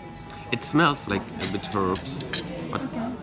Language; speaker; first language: English; non-native, fluent; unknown